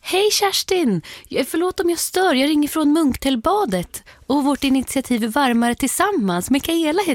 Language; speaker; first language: Swedish; native; Swedish